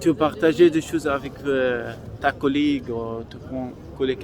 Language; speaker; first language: French; non-native, learner; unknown